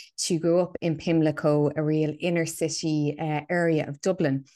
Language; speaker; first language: English; native; English